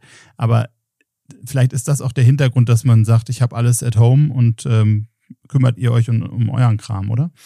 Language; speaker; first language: German; native; German